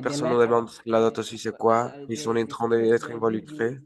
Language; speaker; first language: French; non-native, learner; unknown